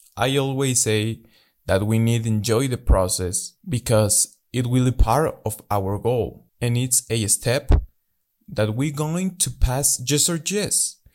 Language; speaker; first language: English; non-native, learner; Spanish